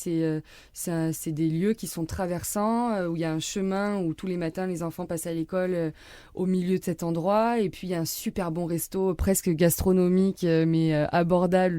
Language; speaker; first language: French; native; French